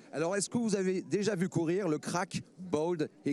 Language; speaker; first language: French; native; French